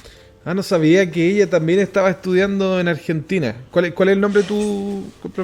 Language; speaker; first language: Spanish; native; Spanish